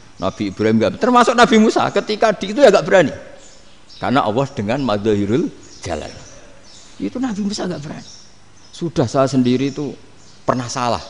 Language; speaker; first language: Indonesian; non-native, local second language; Javanese